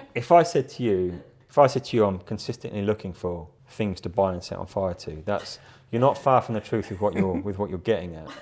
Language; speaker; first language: English; native; English